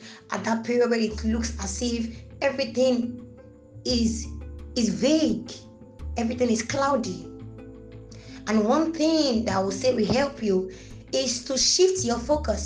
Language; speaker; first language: English; non-native, local second language; Yoruba